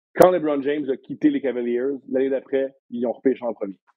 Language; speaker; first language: French; native; French